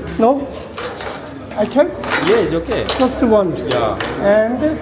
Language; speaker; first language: English; non-native, learner; Korean